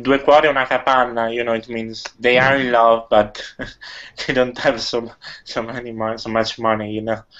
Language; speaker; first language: English; non-native, fluent; Italian